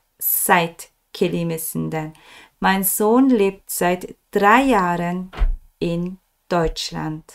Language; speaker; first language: German; non-native, fluent; Turkish